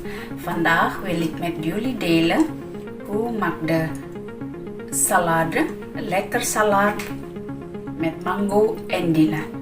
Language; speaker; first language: Dutch; non-native, learner; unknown